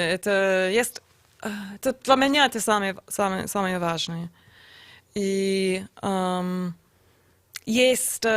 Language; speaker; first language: Russian; non-native, learner; English